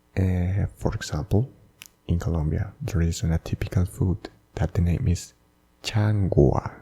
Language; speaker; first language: English; non-native, fluent; Spanish